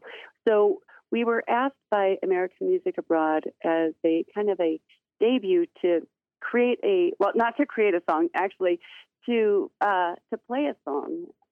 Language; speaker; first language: English; native; English